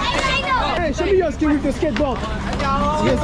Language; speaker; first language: English; non-native, learner; French